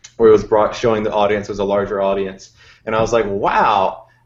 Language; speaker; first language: English; native; English